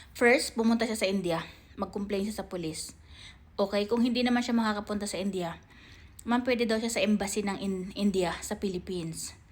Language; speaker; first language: Filipino; native; Filipino